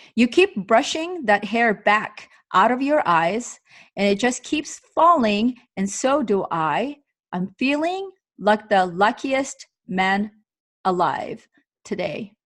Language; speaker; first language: English; non-native, fluent; Mongolian